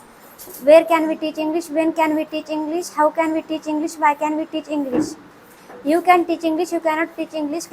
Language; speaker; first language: English; non-native, learner; Marathi